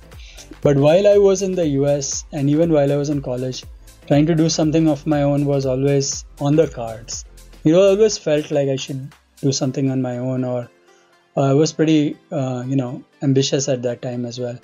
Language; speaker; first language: English; non-native, local second language; Hindi